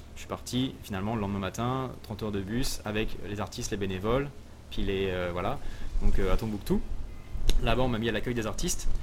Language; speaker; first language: French; native; French